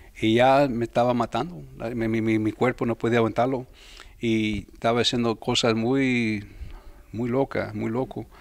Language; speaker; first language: Spanish; early bilingual, heritage; Spanish